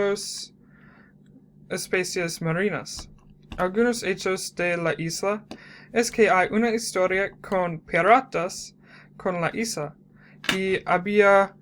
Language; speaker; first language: Spanish; non-native, learner; English